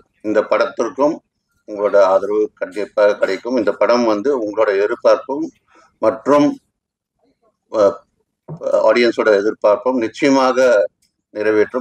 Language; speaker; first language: Tamil; native; Tamil